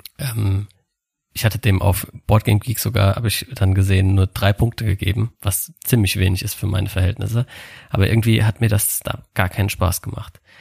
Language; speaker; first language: German; native; German